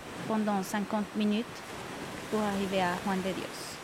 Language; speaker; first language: French; non-native, learner; Spanish